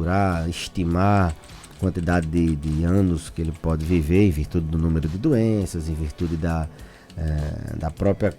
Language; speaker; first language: Portuguese; native; Portuguese